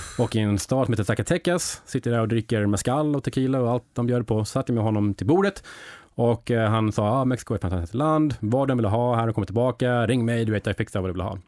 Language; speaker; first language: Swedish; early bilingual, heritage; English